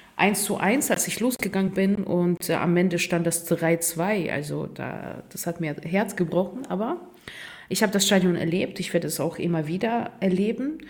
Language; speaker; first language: German; non-native, fluent; Russian